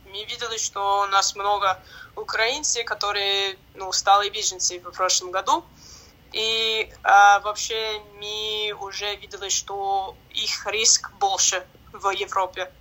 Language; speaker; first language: Russian; non-native, learner; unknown